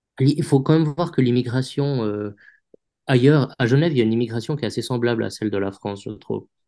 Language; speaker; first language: French; native; French